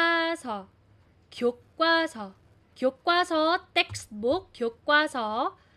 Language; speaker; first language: Korean; non-native, fluent; Filipino